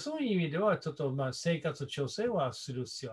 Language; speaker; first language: Japanese; non-native, fluent; English